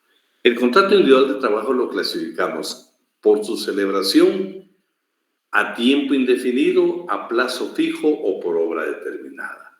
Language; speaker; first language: Spanish; native; Spanish